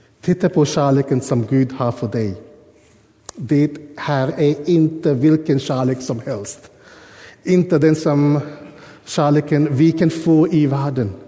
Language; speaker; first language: Swedish; non-native, fluent; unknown